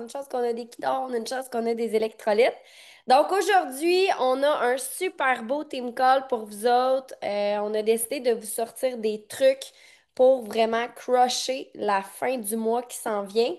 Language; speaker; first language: French; native; French